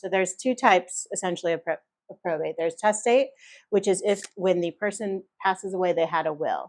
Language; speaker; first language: English; native; English